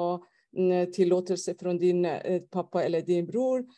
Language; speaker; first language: Swedish; non-native, fluent; Persian